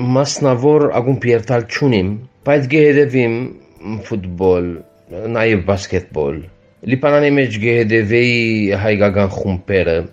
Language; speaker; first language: Armenian; early bilingual, heritage; Armenian